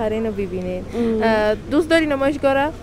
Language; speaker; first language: Persian; native; Persian